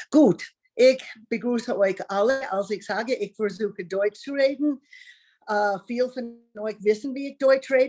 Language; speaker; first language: German; non-native, learner; English